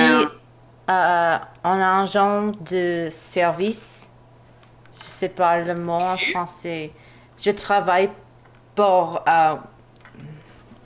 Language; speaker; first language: French; non-native, learner; English